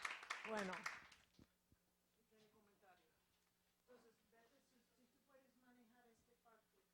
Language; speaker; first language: Spanish; non-native, fluent; English